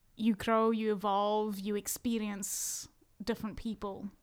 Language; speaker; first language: English; native; English